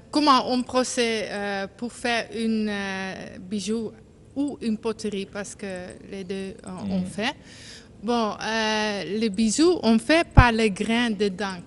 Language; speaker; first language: French; non-native, learner; Dutch